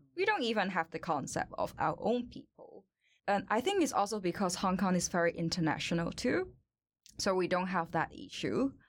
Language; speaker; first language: English; non-native, local second language; Cantonese